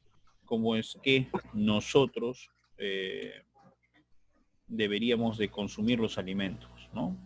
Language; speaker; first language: Spanish; native; Spanish